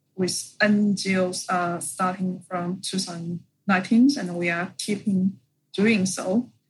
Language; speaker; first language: English; non-native, fluent; Chinese